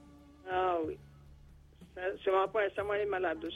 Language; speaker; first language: French; non-native, local second language; Réunion Creole French